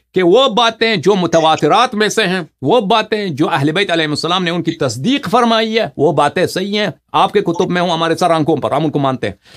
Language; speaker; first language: Hindi; non-native, fluent; Persian